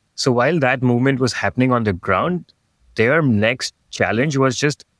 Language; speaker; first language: English; non-native, local second language; Hindi